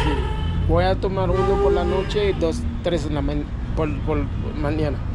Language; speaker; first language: Spanish; non-native, learner; Haitian Creole